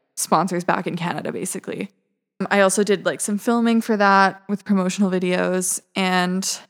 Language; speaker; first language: English; native; English